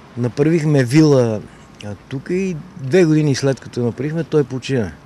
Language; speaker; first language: Bulgarian; native; Bulgarian